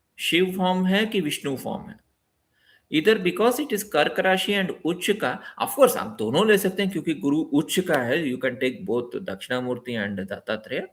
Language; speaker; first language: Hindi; non-native, local second language; Telugu